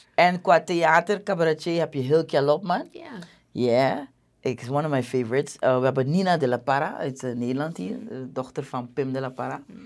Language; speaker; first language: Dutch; native; Dutch